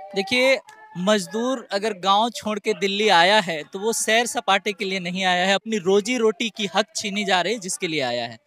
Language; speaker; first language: Hindi; native; Hindi